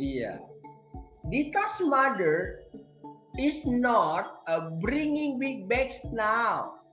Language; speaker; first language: English; non-native, learner; Indonesian